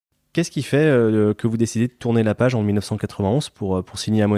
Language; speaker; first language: French; native; French